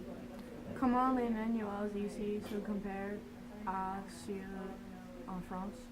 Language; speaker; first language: French; non-native, learner; English